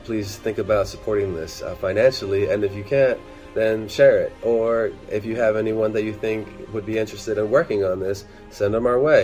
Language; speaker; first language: English; early bilingual, other home language; Spanish